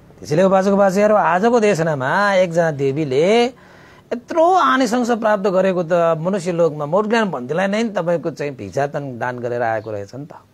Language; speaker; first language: Nepali; non-native, local second language; Newari